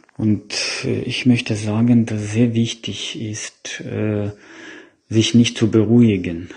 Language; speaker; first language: German; non-native, fluent; Ukrainian